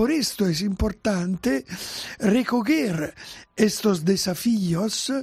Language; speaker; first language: Spanish; non-native, fluent; Italian